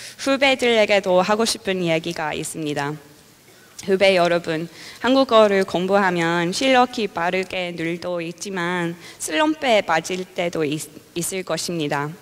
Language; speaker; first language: Korean; non-native, fluent; English